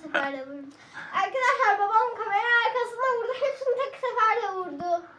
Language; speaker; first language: Turkish; native; Turkish